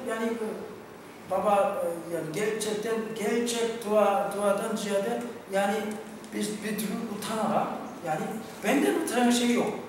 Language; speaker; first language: Turkish; non-native, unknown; Korean